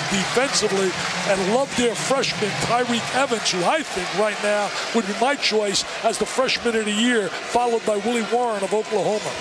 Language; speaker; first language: English; native; English